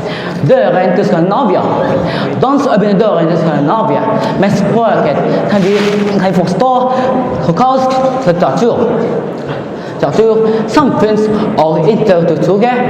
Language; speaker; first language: Norwegian; non-native, learner; Indonesian